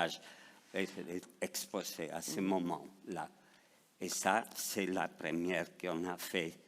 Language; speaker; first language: French; non-native, fluent; Spanish